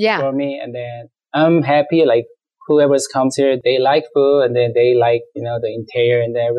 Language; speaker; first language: English; non-native, learner; Korean